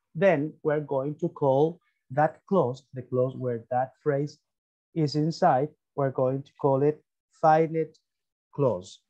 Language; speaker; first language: English; non-native, fluent; Spanish